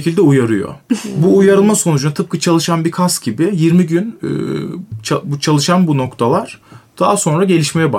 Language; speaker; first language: Turkish; native; Turkish